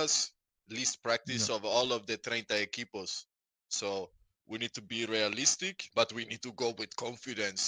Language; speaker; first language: English; non-native, fluent; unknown